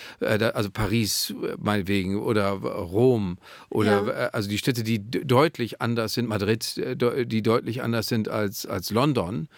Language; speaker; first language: German; native; German